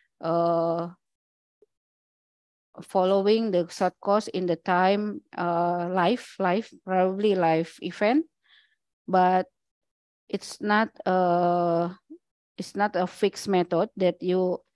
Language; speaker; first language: English; non-native, learner; Indonesian